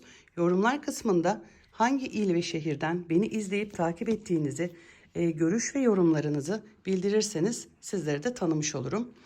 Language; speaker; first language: Turkish; native; Turkish